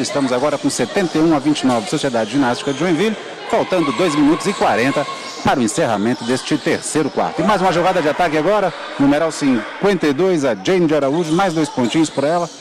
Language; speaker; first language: Portuguese; native; Portuguese